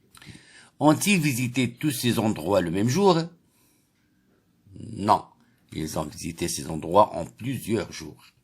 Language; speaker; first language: French; non-native, local second language; Arabic